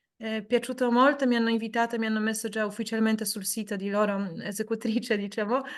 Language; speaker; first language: Italian; non-native, fluent; Polish